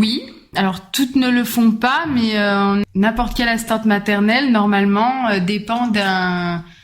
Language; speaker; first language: French; native; French